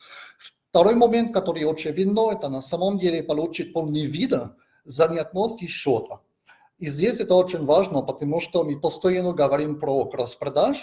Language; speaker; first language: Russian; non-native, fluent; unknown